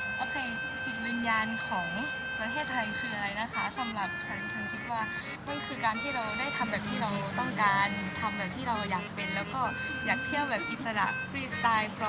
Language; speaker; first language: Thai; native; Thai